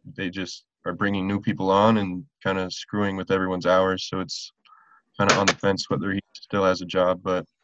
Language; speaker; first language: English; native; English